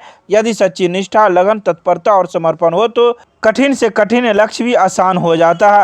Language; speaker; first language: Hindi; native; Hindi